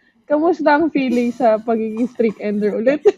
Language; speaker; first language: Filipino; native; Filipino